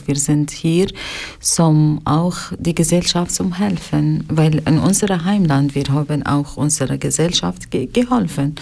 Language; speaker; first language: German; non-native, learner; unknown